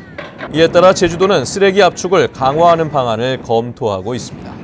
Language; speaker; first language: Korean; native; Korean